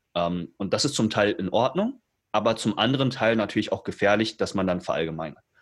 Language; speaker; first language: German; early bilingual, other home language; Chinese